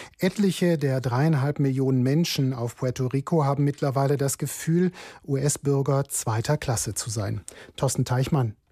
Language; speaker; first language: German; native; German